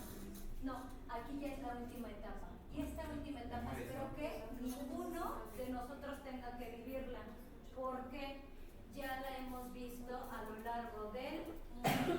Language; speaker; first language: Spanish; native; Spanish